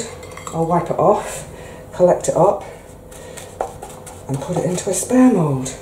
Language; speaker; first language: English; native; English